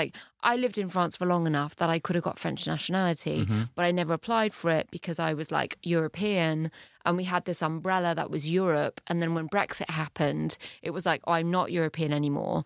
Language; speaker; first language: English; early bilingual, heritage; English